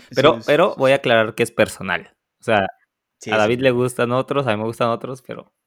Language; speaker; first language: Spanish; native; Spanish